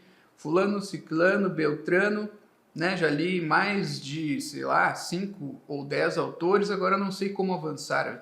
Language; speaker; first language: Portuguese; native; Portuguese